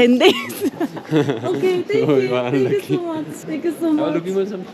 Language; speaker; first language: English; non-native, learner; Korean